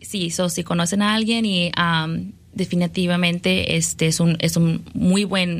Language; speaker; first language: Spanish; early bilingual, other home language; English